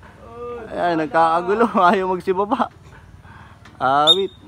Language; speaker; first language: Filipino; native; Filipino